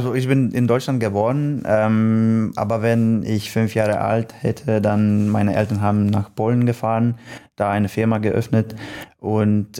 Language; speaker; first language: German; non-native, learner; Polish